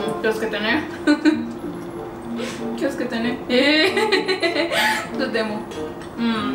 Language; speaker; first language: Japanese; non-native, learner; Spanish